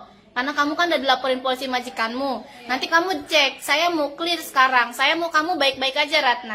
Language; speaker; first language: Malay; non-native, local second language; Sundanese